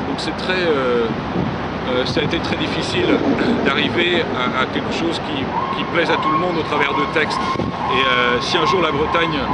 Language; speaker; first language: French; native; French